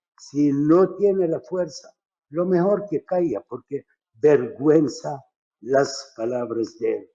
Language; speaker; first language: Spanish; non-native, fluent; Arabic